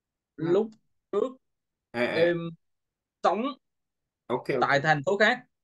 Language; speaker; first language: Vietnamese; non-native, learner; Korean